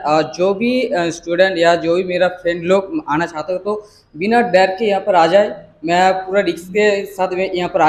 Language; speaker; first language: Hindi; non-native, local second language; Bangla